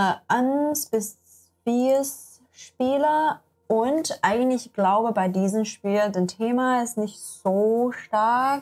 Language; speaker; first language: German; non-native, learner; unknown